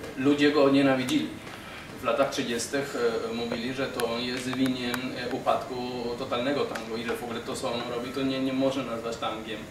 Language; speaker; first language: Polish; non-native, fluent; Spanish